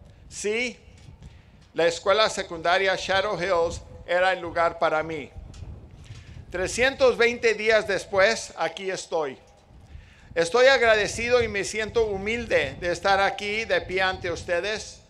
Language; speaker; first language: Spanish; native; Spanish